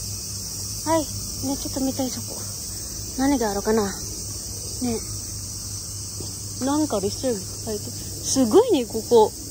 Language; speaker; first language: Japanese; non-native, learner; Filipino